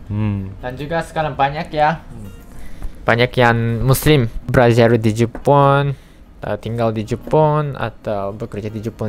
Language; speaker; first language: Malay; non-native, fluent; Japanese